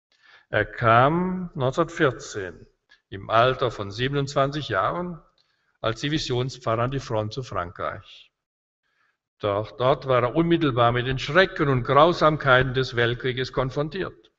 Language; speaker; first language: German; native; German